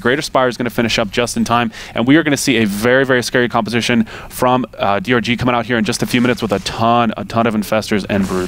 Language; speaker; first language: English; native; English